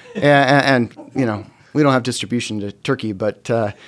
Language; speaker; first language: English; native; English